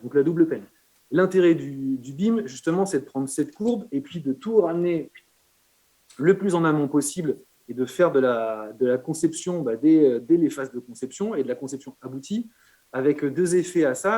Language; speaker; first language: French; native; French